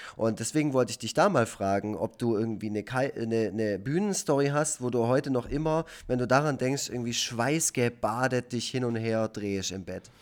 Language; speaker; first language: German; native; German